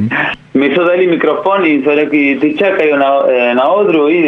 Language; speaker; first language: Slovenian; non-native, learner; Spanish